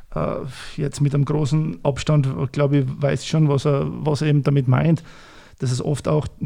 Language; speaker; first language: German; native; German